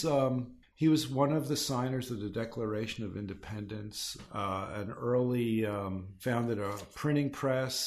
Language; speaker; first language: English; native; English